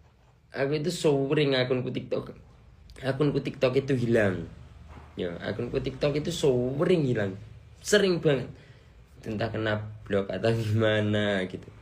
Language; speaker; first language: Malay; non-native, local second language; Javanese